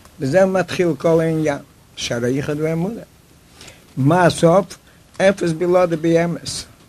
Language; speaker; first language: Hebrew; non-native, fluent; Yiddish